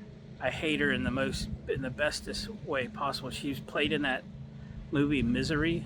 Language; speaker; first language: English; native; English